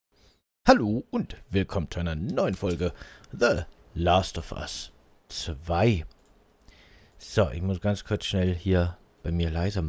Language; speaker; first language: German; native; German